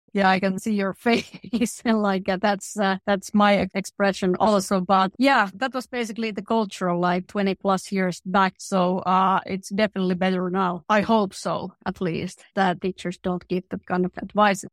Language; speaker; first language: English; non-native, fluent; Finnish